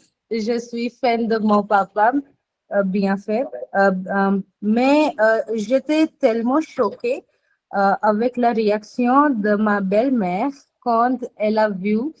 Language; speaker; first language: French; non-native, fluent; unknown